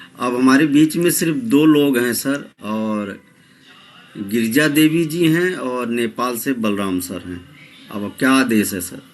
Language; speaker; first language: Hindi; native; Hindi